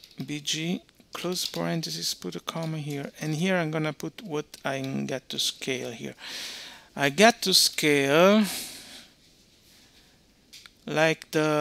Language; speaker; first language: English; non-native, fluent; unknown